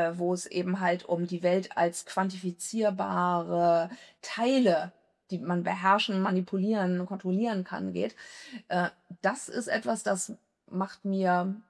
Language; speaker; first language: German; native; German